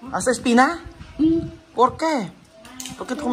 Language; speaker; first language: Spanish; non-native, learner; Filipino